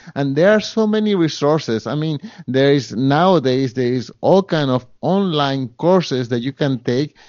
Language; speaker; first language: English; non-native, fluent; Spanish